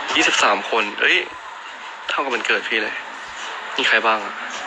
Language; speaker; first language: Thai; native; Thai